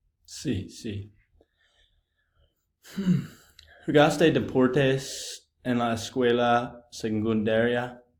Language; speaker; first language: Spanish; non-native, learner; English